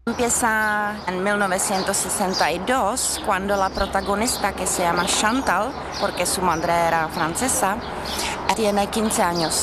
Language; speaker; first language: Spanish; non-native, learner; Czech